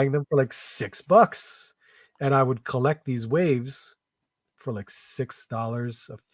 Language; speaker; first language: English; native; English